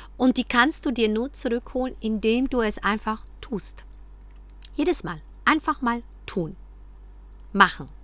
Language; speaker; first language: German; early bilingual, other home language; Polish